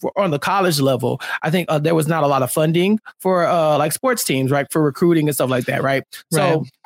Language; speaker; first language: English; native; English